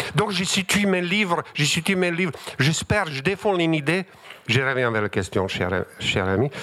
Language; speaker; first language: French; non-native, fluent; Bosnian